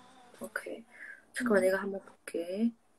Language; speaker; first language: Korean; non-native, fluent; English